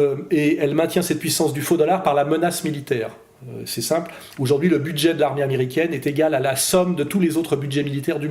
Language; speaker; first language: French; native; French